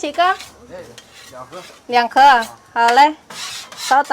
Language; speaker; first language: Chinese; non-native, fluent; Indonesian